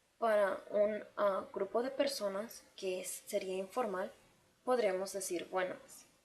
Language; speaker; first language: Spanish; native; Spanish